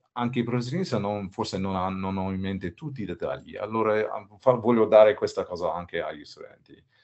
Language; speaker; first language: Italian; non-native, learner; English